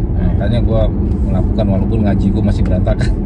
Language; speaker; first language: Indonesian; native; Indonesian